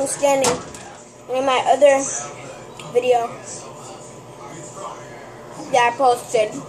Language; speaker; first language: English; native; English